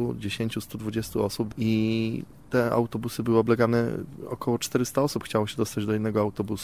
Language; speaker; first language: Polish; native; Polish